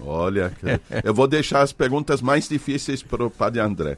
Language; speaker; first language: Portuguese; non-native, fluent; German